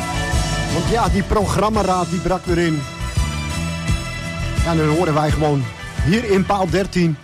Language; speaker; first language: Dutch; native; Dutch